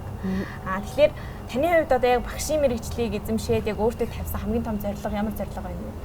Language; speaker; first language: Mongolian; native; Mongolian